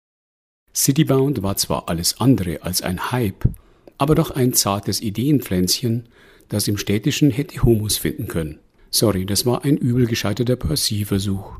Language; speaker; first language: German; native; German